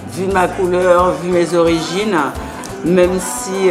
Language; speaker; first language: French; native; French